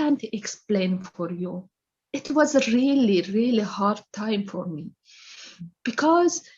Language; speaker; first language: English; non-native, learner; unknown